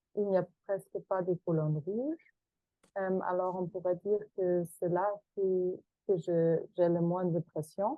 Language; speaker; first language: French; non-native, fluent; German